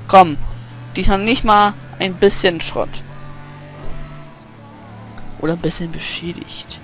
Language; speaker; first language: German; native; German